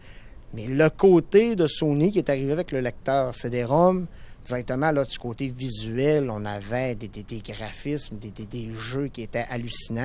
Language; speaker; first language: French; native; French